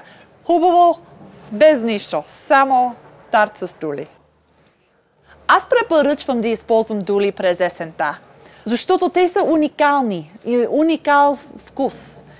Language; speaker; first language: Bulgarian; non-native, learner; English